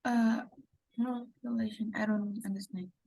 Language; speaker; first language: English; non-native, learner; Vietnamese